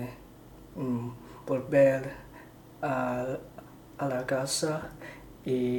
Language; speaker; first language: Spanish; non-native, learner; Chinese